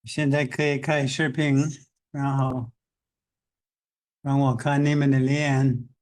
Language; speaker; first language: Chinese; non-native, fluent; English